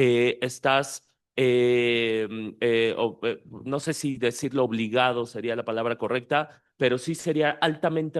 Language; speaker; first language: Spanish; native; Spanish